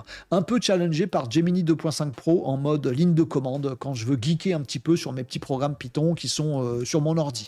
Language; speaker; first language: French; native; French